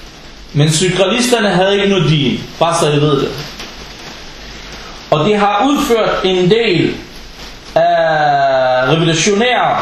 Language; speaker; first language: Danish; non-native, fluent; Arabic